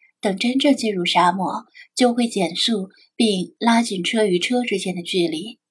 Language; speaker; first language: Chinese; native; Chinese